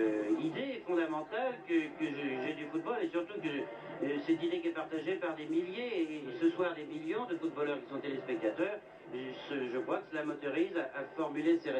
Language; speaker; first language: French; native; French